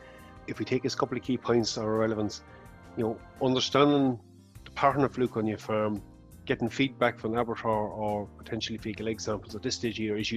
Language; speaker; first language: English; native; English